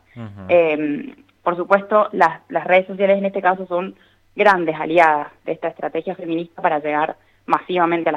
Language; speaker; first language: Spanish; native; Spanish